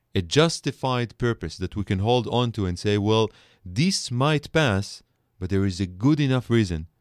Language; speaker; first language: English; non-native, fluent; Hebrew